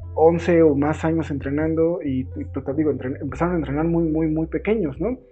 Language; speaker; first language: Spanish; native; Spanish